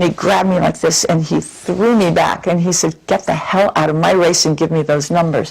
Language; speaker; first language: English; native; English